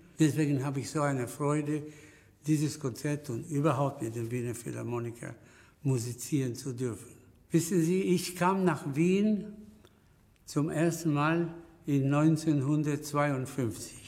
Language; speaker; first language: German; non-native, fluent; Spanish